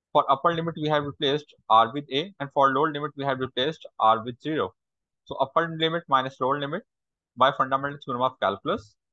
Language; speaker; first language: English; non-native, local second language; Urdu